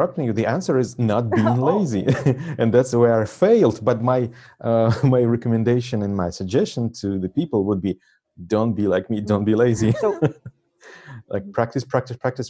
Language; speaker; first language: English; non-native, fluent; Russian